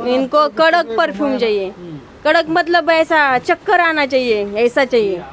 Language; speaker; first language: Hindi; non-native, local second language; Marathi